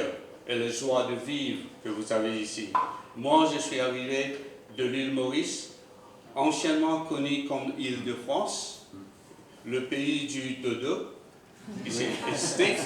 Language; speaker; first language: French; non-native, local second language; Morisyen